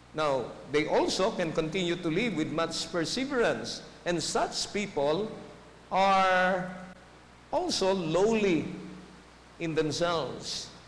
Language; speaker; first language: English; non-native, local second language; Filipino